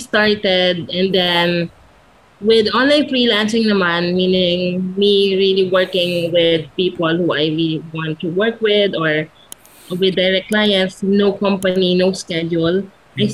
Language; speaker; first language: English; non-native, local second language; Filipino